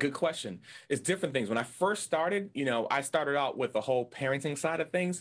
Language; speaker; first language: English; native; English